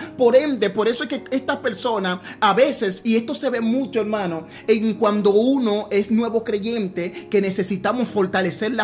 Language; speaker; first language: Spanish; native; Spanish